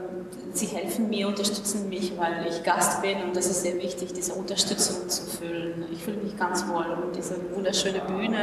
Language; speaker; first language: German; non-native, fluent; Russian